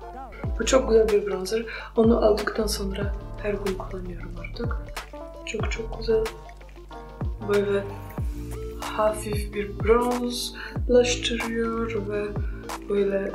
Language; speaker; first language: Turkish; non-native, fluent; Polish